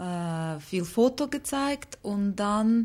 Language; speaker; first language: German; non-native, learner; Ukrainian